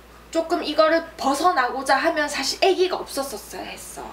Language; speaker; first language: Korean; native; Korean